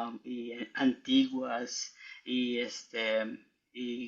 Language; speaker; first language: Spanish; early bilingual, heritage; Spanish